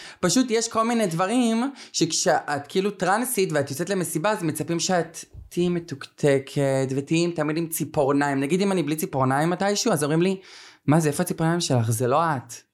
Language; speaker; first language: Hebrew; native; Hebrew